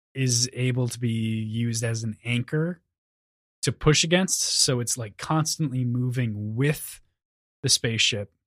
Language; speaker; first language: English; native; English